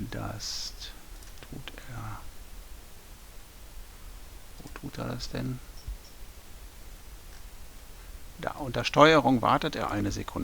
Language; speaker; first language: German; native; German